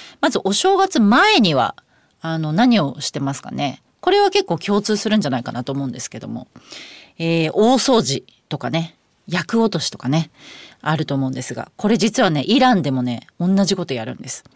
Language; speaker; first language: Japanese; native; Japanese